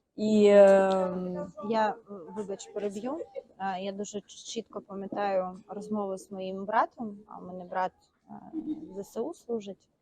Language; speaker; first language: Ukrainian; native; Ukrainian